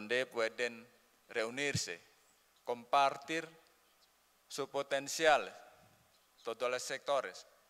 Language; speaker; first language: Spanish; non-native, learner; Indonesian